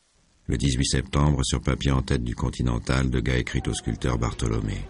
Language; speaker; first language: French; native; French